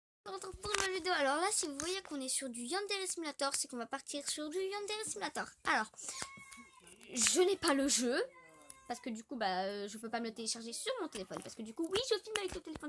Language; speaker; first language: French; native; French